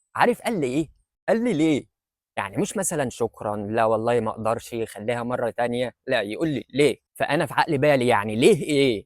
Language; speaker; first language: Egyptian Arabic; non-native, fluent; Russian